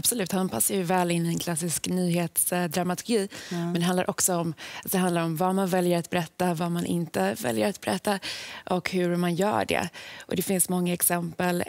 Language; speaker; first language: Swedish; native; Swedish